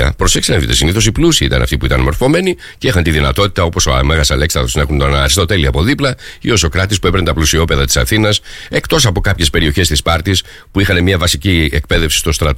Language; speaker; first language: Greek; native; Greek